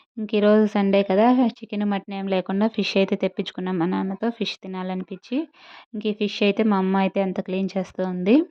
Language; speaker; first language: Telugu; native; Telugu